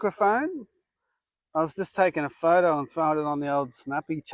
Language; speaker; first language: English; native; English